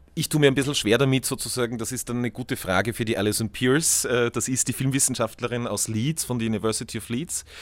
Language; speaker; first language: German; native; German